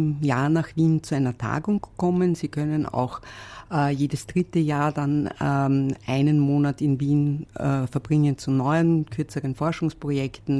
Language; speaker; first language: German; native; German